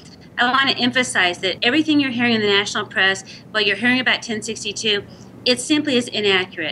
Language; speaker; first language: English; native; English